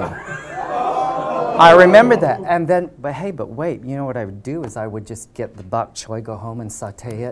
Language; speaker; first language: English; native; English